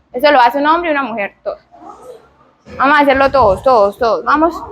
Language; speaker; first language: Spanish; native; Spanish